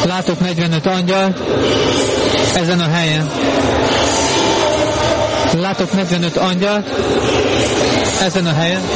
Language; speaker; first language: Hungarian; native; Hungarian